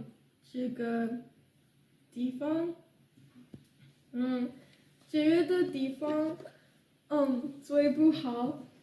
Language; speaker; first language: Chinese; non-native, learner; English